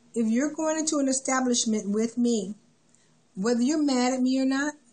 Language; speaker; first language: English; native; English